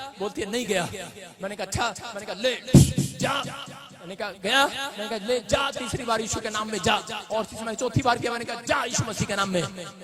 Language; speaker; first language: Hindi; non-native, local second language; Punjabi